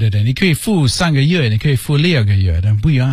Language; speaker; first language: Chinese; non-native, learner; English